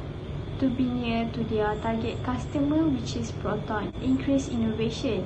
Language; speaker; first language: English; non-native, fluent; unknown